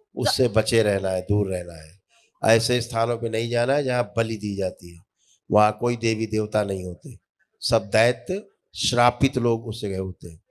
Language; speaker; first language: Hindi; native; Hindi